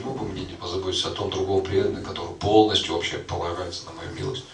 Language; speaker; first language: Russian; native; Russian